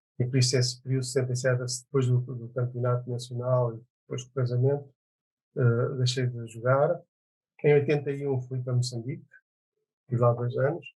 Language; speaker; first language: Portuguese; native; Portuguese